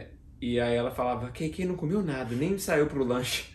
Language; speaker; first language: Portuguese; native; Portuguese